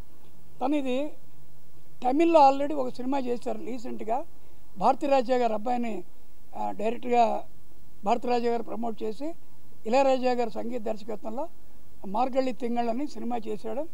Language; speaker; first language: Telugu; native; Telugu